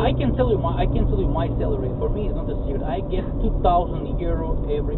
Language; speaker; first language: English; non-native, fluent; Russian